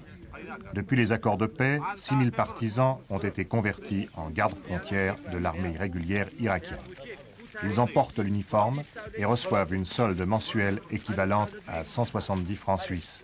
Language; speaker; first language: French; native; French